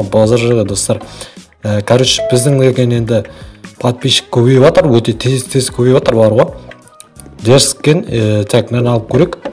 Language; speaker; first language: Kazakh; native; Kazakh